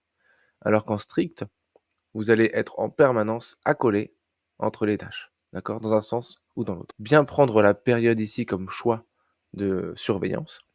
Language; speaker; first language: French; native; French